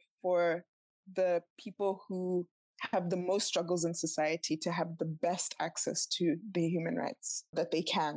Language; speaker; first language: English; non-native, local second language; Tswana